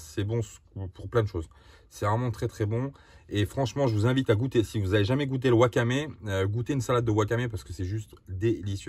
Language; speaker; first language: French; native; French